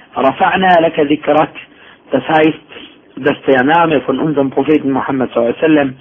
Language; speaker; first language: German; non-native, fluent; Arabic